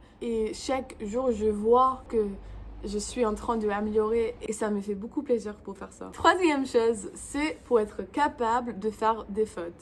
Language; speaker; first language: French; non-native, fluent; English